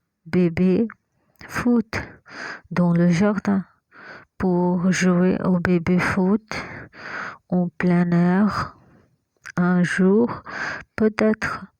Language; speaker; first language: French; non-native, fluent; Hindi